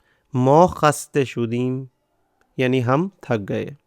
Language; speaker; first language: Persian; non-native, fluent; Urdu